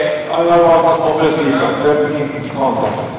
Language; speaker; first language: English; non-native, learner; Swedish